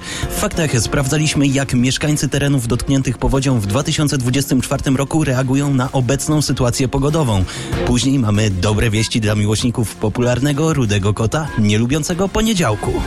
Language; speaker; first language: Polish; native; Polish